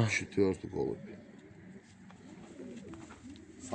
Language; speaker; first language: Russian; non-native, local second language; Azerbaijani